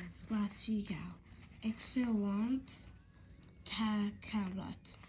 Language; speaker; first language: French; non-native, learner; English